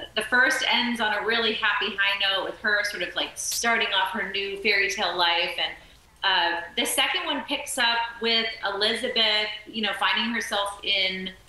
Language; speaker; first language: English; native; English